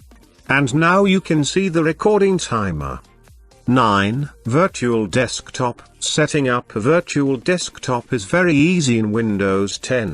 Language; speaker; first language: English; non-native, fluent; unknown